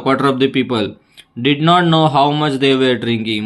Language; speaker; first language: Hindi; non-native, local second language; Marathi